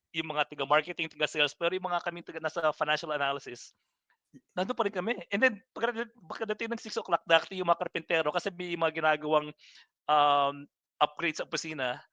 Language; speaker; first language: Filipino; native; Filipino